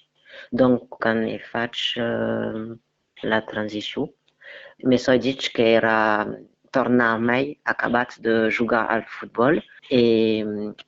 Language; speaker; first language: Catalan; non-native, learner; French